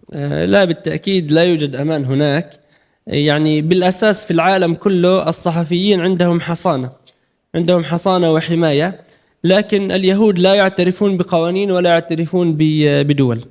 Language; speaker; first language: Arabic; native; Arabic